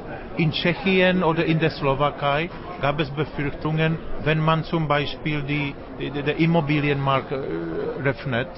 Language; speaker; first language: German; non-native, fluent; Czech